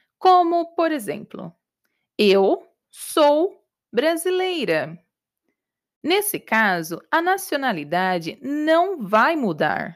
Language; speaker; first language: Portuguese; native; Portuguese